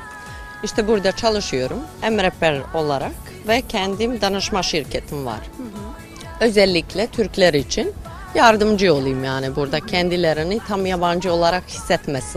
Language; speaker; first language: Turkish; non-native, local second language; Bosnian